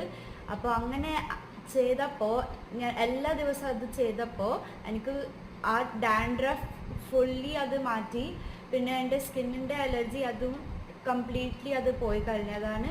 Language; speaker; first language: Malayalam; early bilingual, heritage; Malayalam